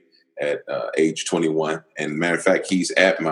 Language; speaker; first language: English; native; English